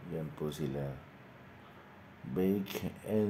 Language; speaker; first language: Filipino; native; Filipino